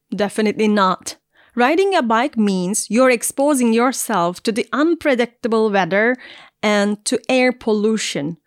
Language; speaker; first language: English; non-native, fluent; Turkish